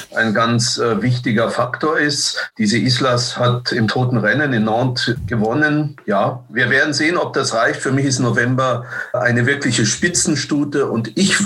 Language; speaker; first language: German; native; German